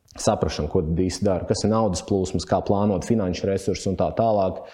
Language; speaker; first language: Latvian; native; Latvian